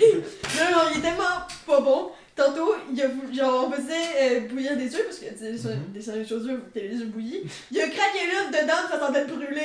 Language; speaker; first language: French; native; French